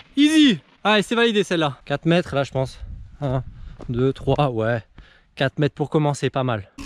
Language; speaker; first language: French; native; French